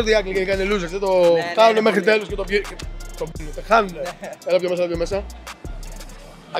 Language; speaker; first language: Greek; native; Greek